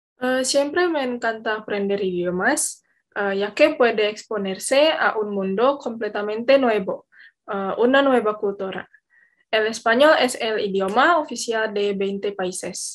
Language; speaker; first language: Spanish; non-native, learner; Indonesian